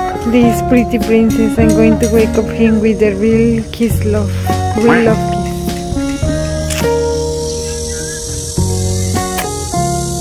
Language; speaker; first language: English; non-native, learner; Spanish